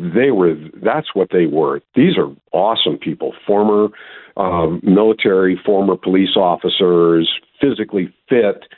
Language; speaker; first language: English; native; English